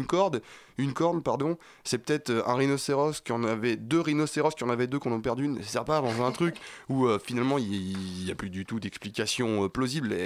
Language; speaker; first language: French; native; French